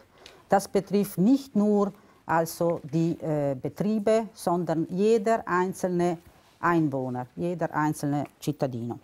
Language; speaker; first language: German; non-native, local second language; Italian